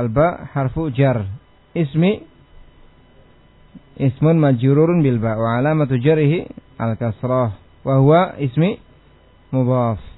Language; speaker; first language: Arabic; non-native, fluent; Indonesian